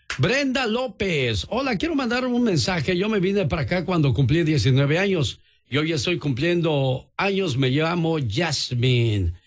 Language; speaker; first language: Spanish; native; Spanish